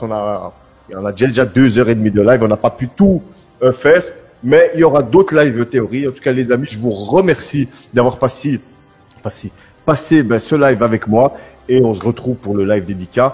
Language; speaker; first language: French; native; French